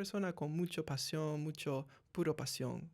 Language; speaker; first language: Spanish; early bilingual, heritage; English